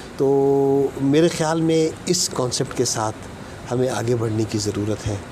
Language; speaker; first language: Urdu; non-native, local second language; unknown